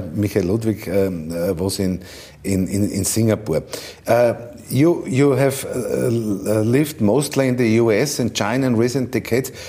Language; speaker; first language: English; non-native, learner; German